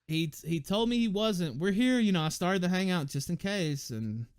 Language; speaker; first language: English; native; English